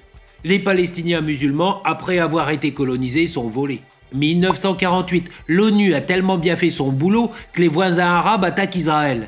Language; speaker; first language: French; native; French